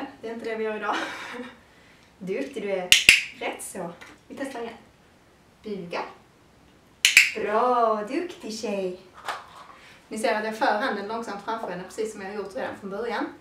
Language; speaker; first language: Swedish; native; Swedish